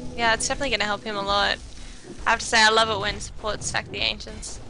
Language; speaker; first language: English; native; English